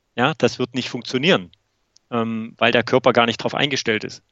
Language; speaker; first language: German; native; German